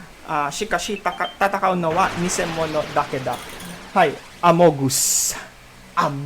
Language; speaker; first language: Japanese; non-native, learner; Filipino